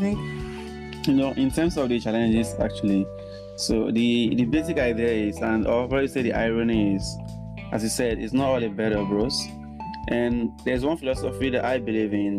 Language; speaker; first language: English; non-native, local second language; Yoruba